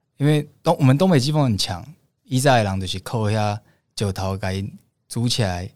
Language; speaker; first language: Chinese; native; Chinese